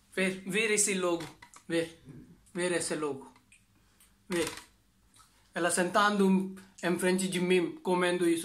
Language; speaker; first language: Portuguese; non-native, learner; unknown